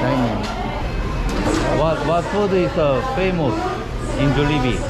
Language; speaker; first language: English; non-native, learner; Korean